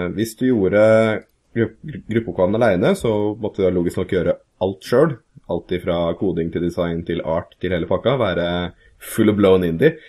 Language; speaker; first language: Norwegian; native; Norwegian